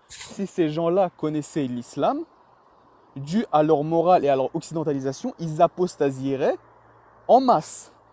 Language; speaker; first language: French; early bilingual, other home language; Chechen